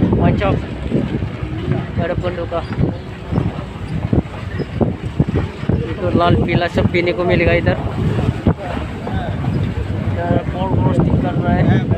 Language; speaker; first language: Hindi; non-native, local second language; Bodo